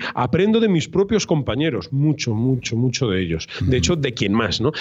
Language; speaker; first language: Spanish; native; Spanish